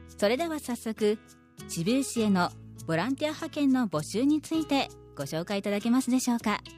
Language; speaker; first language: Japanese; native; Japanese